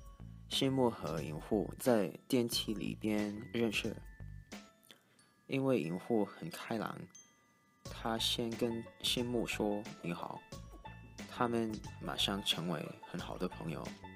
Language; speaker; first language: Chinese; non-native, learner; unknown